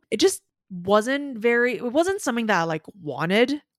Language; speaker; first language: English; non-native, local second language; Cantonese